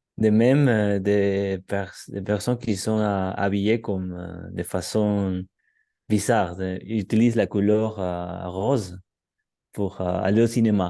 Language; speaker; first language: French; non-native, learner; Spanish